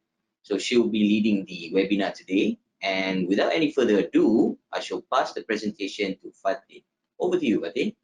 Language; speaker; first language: English; non-native, local second language; Malay